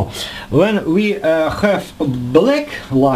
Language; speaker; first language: English; non-native, learner; Russian